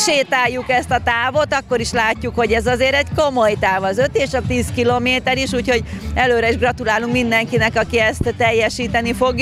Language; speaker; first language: Hungarian; native; Hungarian